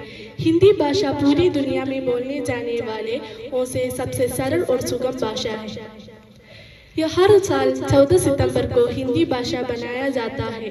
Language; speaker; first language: Hindi; non-native, local second language; Malayalam